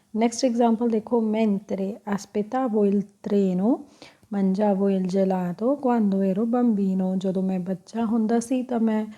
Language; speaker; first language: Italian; non-native, learner; Punjabi